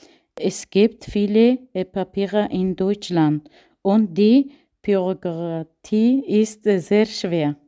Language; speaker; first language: German; non-native, learner; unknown